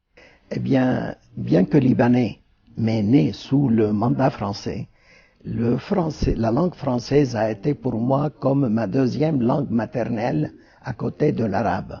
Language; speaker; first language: French; non-native, fluent; Turkish